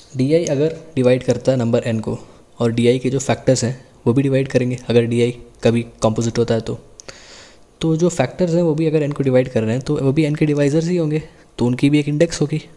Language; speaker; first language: Hindi; native; Hindi